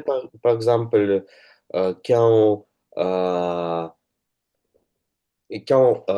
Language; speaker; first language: French; non-native, learner; Russian